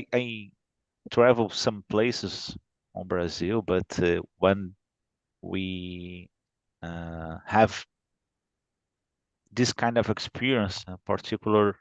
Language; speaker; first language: English; non-native, fluent; Portuguese